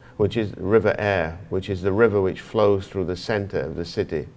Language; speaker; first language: English; native; English